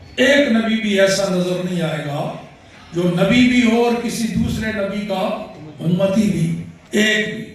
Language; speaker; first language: Urdu; non-native, local second language; Punjabi